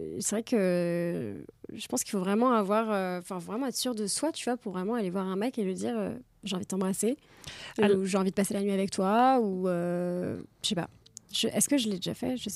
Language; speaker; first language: French; native; French